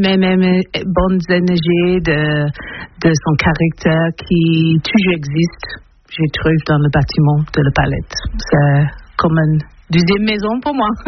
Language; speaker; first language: French; non-native, learner; English